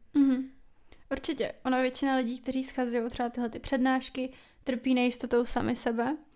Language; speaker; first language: Czech; native; Czech